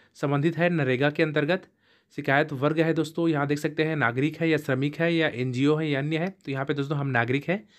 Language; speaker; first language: Hindi; native; Hindi